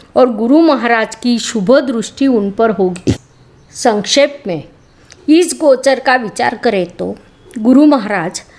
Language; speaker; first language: Hindi; native; Hindi